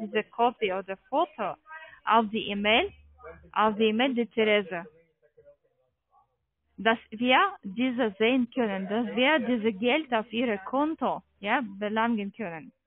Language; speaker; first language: German; non-native, learner; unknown